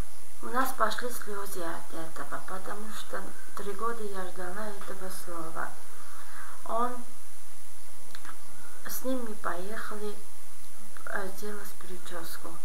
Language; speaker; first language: Russian; non-native, fluent; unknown